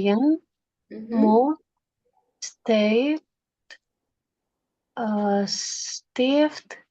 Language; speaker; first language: German; non-native, learner; Indonesian